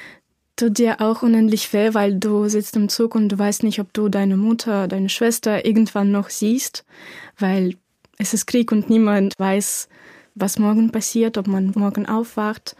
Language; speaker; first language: German; non-native, fluent; Ukrainian